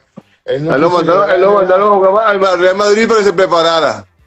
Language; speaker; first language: Spanish; native; Spanish